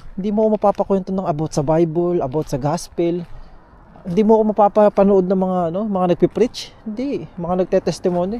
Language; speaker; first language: Filipino; native; Filipino